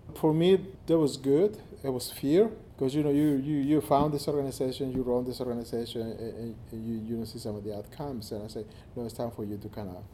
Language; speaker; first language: English; non-native, fluent; Spanish